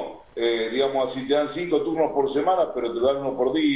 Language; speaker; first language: Spanish; native; Spanish